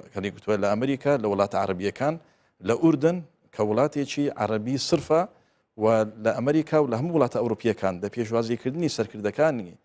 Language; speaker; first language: Central Kurdish; non-native, local second language; Turkish